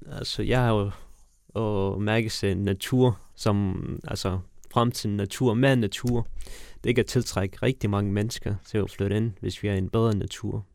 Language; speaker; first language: Danish; early bilingual, other home language; Persian